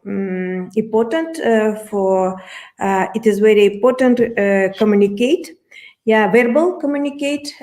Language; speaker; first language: English; non-native, learner; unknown